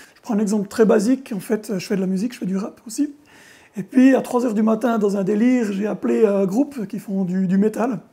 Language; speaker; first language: French; native; French